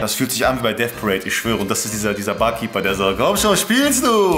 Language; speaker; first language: German; native; German